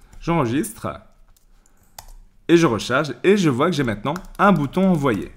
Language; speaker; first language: French; native; French